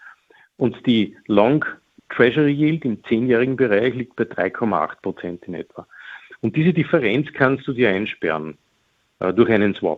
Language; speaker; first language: German; native; German